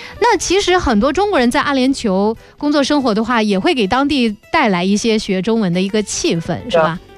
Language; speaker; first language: Chinese; native; Chinese